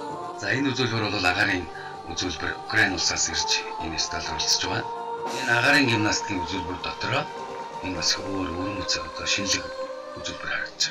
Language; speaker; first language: Mongolian; native; Mongolian